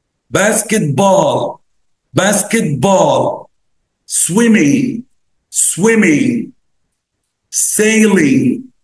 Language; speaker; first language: English; non-native, fluent; Arabic